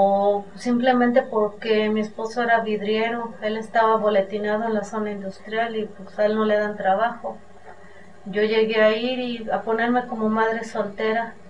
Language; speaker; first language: Spanish; native; Spanish